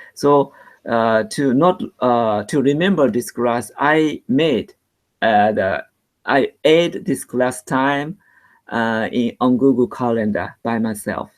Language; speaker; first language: English; non-native, learner; Japanese